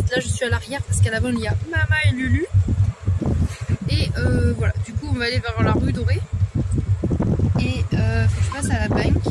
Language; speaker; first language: French; native; French